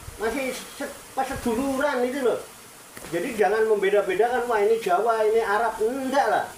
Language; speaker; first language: Indonesian; non-native, local second language; Javanese